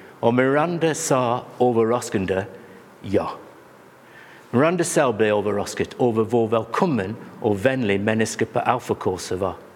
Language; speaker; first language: Norwegian; non-native, fluent; English